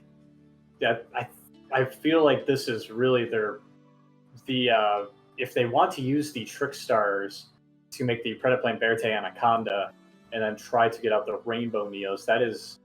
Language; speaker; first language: English; native; English